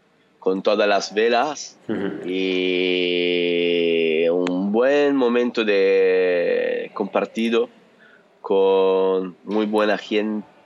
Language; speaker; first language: Spanish; non-native, learner; Italian